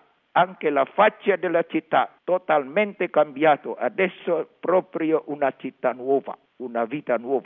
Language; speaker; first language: Italian; non-native, learner; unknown